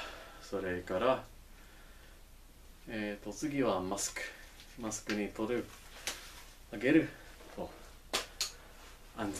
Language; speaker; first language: Japanese; non-native, learner; English